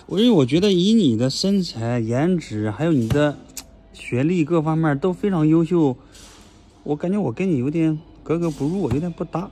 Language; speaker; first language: Chinese; native; Chinese